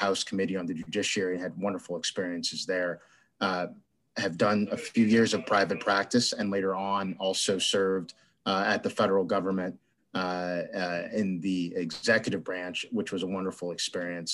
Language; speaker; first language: English; native; English